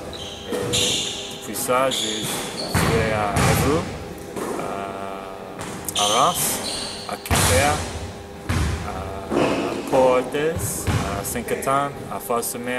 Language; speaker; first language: French; non-native, fluent; English